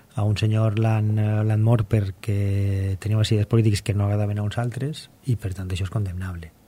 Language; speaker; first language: Catalan; non-native, local second language; Spanish